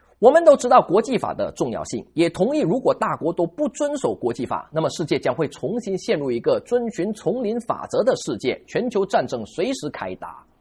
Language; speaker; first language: Chinese; native; Chinese